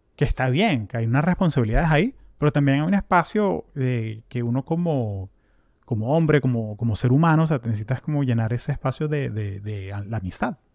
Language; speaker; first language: Spanish; native; Spanish